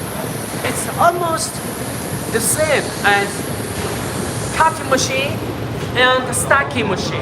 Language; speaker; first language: English; non-native, learner; Chinese